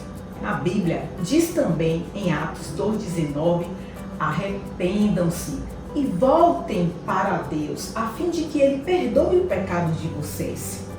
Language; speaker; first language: Portuguese; native; Portuguese